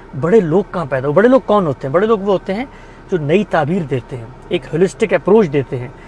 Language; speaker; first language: Urdu; native; Urdu